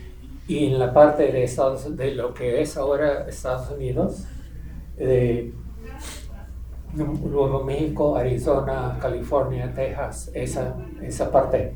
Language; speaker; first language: Spanish; non-native, fluent; English